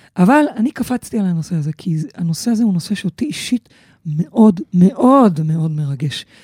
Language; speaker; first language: Hebrew; native; Hebrew